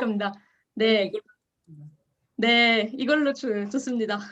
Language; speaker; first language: Korean; non-native, learner; French